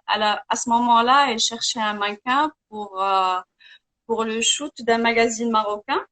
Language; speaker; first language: French; non-native, local second language; Arabic